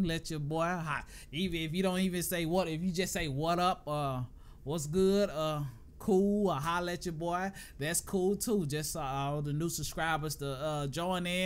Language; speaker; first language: English; native; English